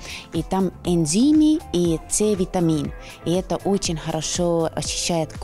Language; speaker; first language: Russian; non-native, local second language; Estonian